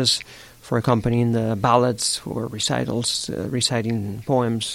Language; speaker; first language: English; non-native, fluent; Spanish